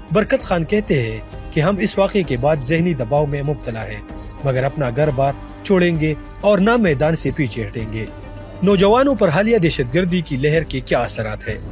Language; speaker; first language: Urdu; non-native, local second language; Pashto